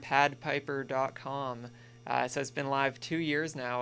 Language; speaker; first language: English; native; English